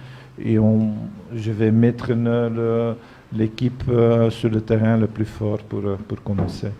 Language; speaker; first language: French; non-native, fluent; Dutch